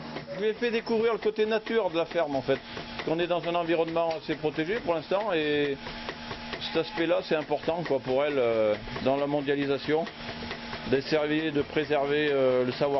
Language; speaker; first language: French; native; French